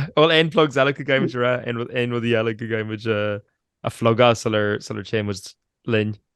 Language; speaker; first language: Irish; native; Irish